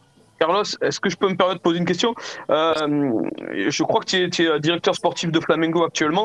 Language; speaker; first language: French; native; French